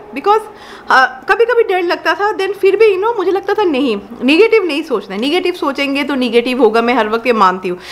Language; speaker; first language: Hindi; non-native, local second language; Bangla